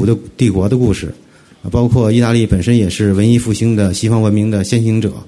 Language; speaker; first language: Chinese; native; Chinese